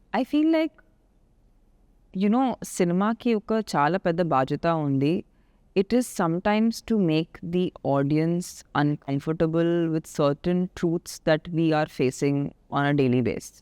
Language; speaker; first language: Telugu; non-native, local second language; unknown